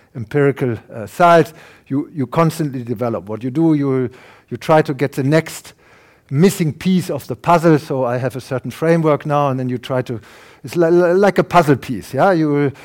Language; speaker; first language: English; non-native, fluent; German